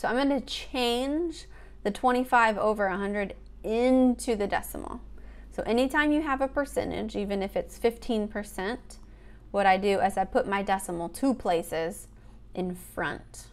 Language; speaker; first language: English; native; English